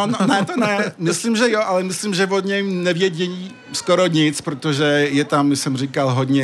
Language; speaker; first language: Czech; early bilingual, heritage; French